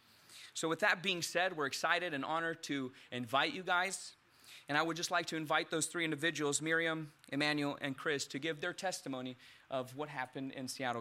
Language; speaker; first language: English; early bilingual, other home language; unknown